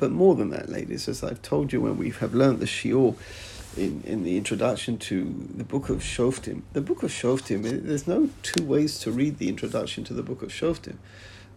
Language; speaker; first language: English; native; English